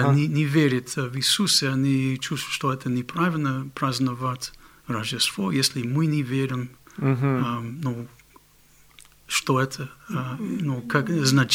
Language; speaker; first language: Russian; non-native, fluent; English